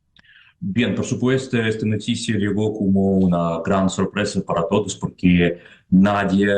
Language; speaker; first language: Spanish; non-native, fluent; Russian